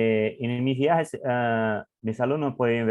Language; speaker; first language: Spanish; non-native, learner; English